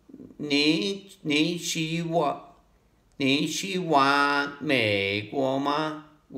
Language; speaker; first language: Chinese; non-native, learner; Italian